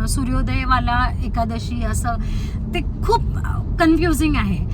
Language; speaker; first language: Marathi; native; Marathi